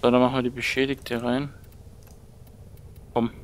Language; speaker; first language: German; native; German